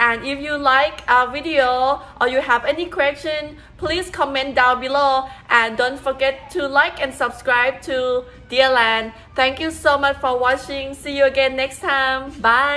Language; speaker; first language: English; non-native, fluent; Thai